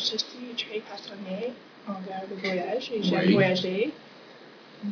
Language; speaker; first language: French; non-native, learner; English